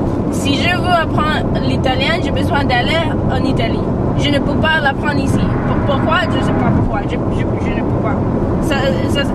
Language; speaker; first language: French; non-native, learner; Spanish